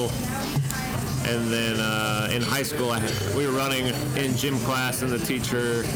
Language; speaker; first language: English; native; English